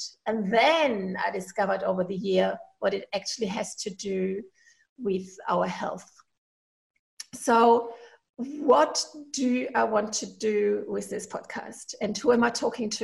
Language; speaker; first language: English; non-native, fluent; German